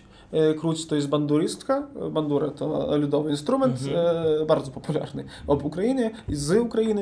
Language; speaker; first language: Polish; non-native, learner; Ukrainian